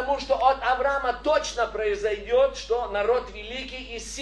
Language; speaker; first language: Polish; non-native, learner; Russian